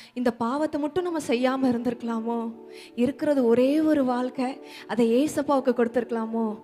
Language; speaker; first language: Tamil; native; Tamil